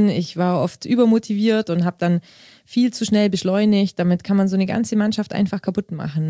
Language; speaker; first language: German; native; German